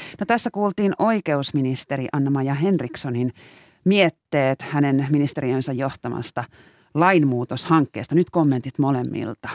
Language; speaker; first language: Finnish; native; Finnish